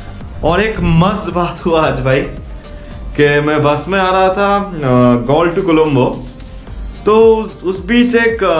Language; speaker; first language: Hindi; non-native, local second language; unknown